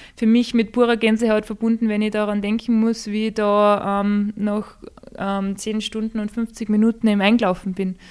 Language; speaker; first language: German; native; German